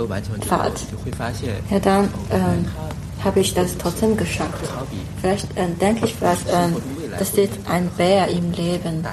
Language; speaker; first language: German; non-native, fluent; Chinese